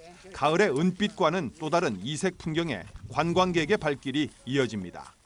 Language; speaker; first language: Korean; native; Korean